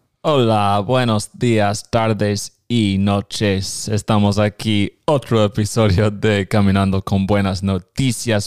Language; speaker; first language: Spanish; non-native, fluent; English